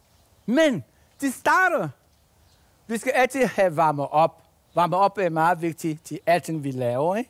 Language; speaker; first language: Danish; non-native, fluent; French